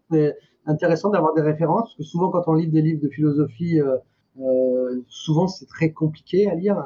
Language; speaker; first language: French; non-native, fluent; Persian